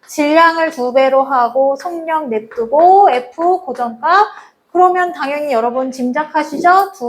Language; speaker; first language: Korean; native; Korean